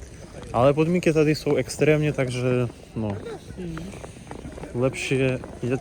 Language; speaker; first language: Czech; non-native, fluent; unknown